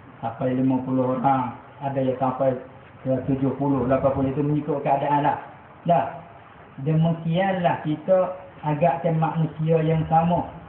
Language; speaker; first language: Malay; native; Malay